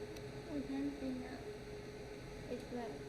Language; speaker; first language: English; non-native, learner; Chinese